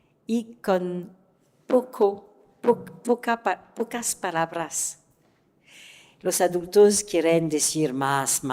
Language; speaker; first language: Spanish; non-native, fluent; French